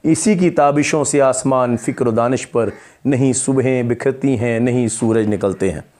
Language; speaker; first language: Urdu; non-native, local second language; Punjabi